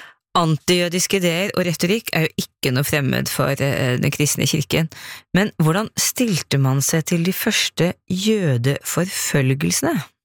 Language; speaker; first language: Norwegian; native; Norwegian